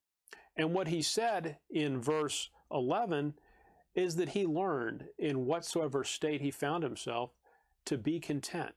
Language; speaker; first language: English; native; English